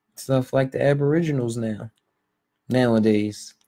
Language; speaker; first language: English; native; English